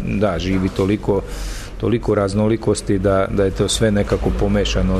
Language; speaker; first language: Serbian; non-native, local second language; Hungarian